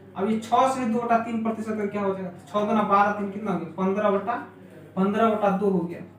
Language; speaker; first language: Hindi; native; Hindi